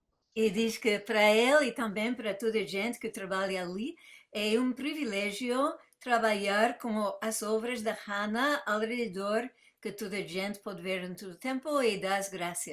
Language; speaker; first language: Portuguese; non-native, fluent; English